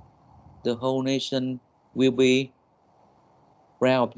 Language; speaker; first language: English; non-native, learner; Vietnamese